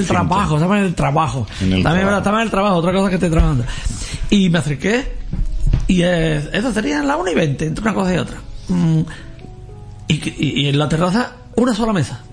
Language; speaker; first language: Spanish; native; Spanish